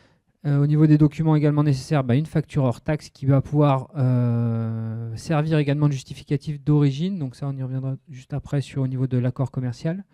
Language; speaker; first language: French; native; French